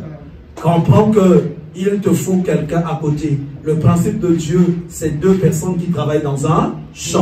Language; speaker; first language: French; non-native, local second language; Lingala